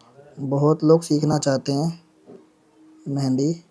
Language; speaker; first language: Hindi; native; Hindi